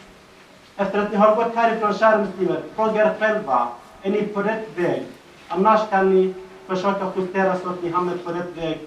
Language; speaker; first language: Swedish; non-native, fluent; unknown